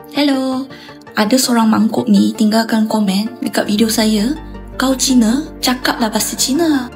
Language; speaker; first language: Malay; non-native, local second language; Chinese